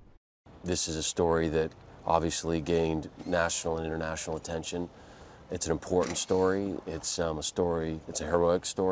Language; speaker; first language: English; native; English